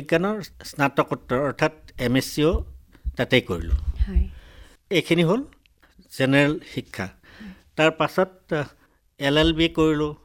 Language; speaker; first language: Assamese; native; Assamese